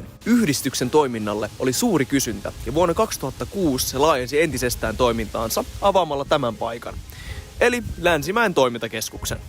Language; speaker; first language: Finnish; native; Finnish